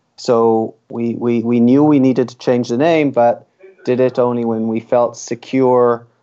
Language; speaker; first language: English; early bilingual, other home language; Hebrew